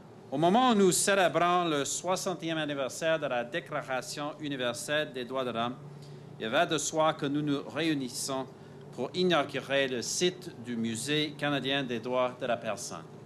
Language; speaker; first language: French; non-native, fluent; English